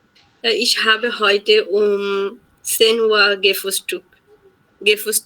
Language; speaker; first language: German; non-native, learner; Bangla